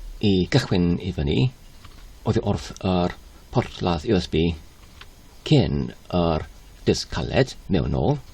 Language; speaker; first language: Welsh; non-native, learner; Polish